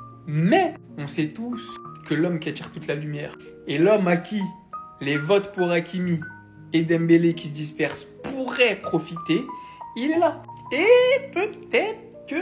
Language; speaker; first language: French; native; French